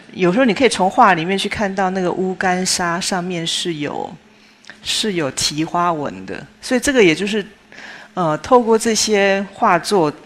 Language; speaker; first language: Chinese; native; Chinese